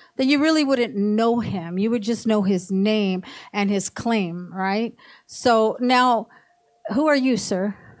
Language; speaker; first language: English; early bilingual, other home language; Spanish